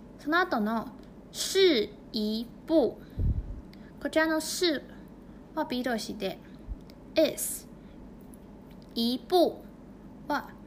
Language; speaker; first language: Japanese; non-native, fluent; Chinese